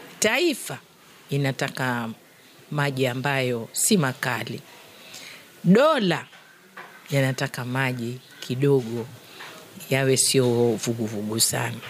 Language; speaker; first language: Swahili; native; Swahili